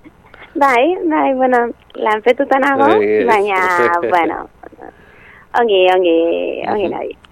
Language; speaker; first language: Basque; non-native, local second language; Spanish